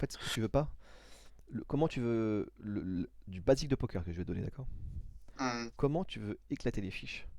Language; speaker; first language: French; native; French